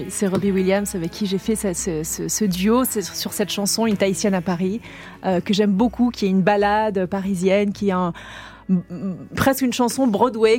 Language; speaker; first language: French; native; French